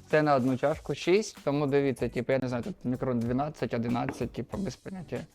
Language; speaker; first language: Ukrainian; non-native, local second language; Russian